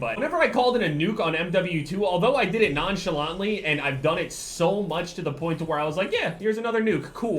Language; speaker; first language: English; native; English